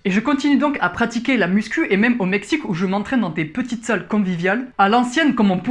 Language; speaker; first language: French; native; French